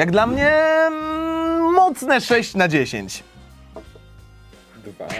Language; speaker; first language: Polish; native; Polish